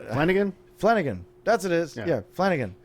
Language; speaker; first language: English; native; English